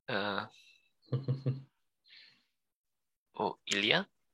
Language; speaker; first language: French; non-native, learner; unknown